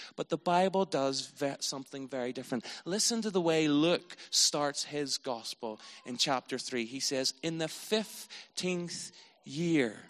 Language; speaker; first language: English; native; English